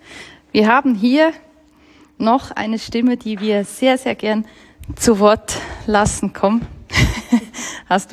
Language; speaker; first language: German; native; German